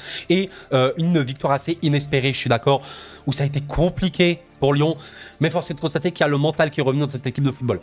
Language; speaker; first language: French; native; French